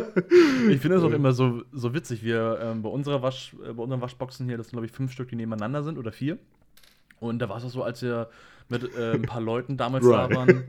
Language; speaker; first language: German; native; German